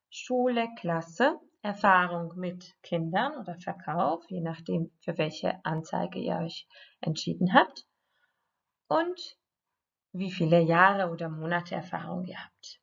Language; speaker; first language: German; non-native, fluent; Croatian